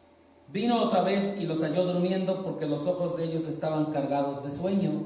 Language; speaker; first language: Spanish; native; Spanish